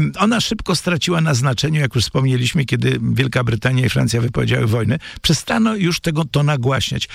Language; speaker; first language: Polish; native; Polish